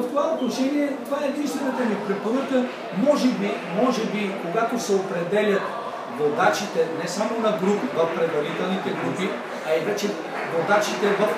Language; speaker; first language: Bulgarian; native; Bulgarian